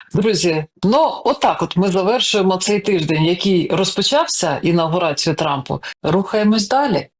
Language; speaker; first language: Ukrainian; native; Ukrainian